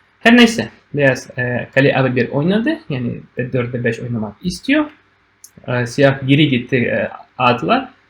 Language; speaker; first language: Turkish; non-native, fluent; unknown